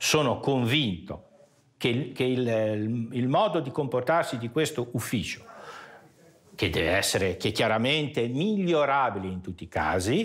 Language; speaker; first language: Italian; native; Italian